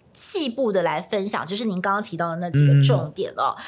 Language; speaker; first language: Chinese; native; Chinese